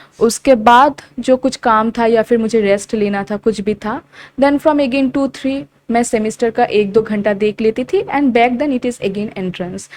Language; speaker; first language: Hindi; non-native, local second language; Assamese